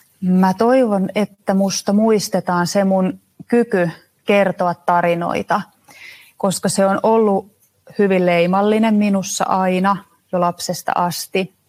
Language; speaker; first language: Finnish; native; Finnish